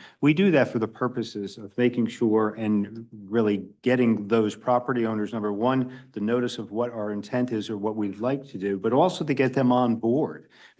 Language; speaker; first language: English; native; English